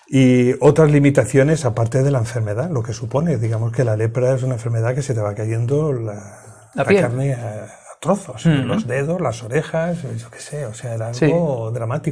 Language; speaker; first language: Spanish; native; Spanish